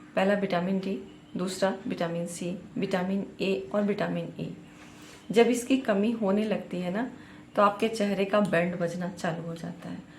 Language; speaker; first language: Hindi; native; Hindi